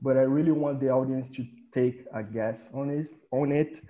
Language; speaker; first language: English; non-native, fluent; Portuguese